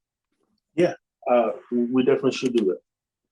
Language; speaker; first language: English; native; English